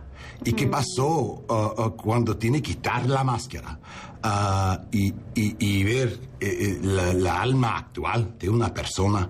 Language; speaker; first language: Spanish; early bilingual, heritage; English